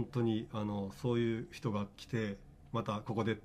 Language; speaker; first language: Japanese; native; Japanese